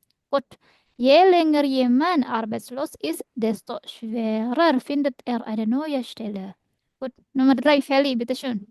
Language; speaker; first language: German; non-native, fluent; Indonesian